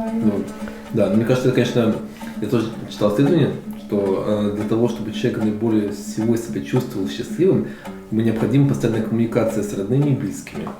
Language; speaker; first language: Russian; native; Russian